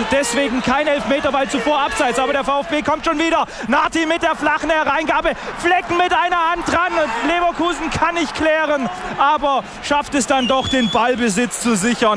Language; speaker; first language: German; native; German